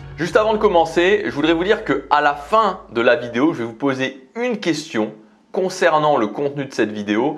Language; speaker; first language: French; native; French